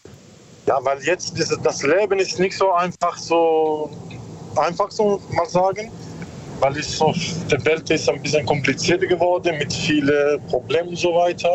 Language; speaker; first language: German; non-native, learner; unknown